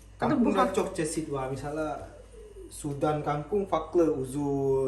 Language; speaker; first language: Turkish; non-native, learner; Indonesian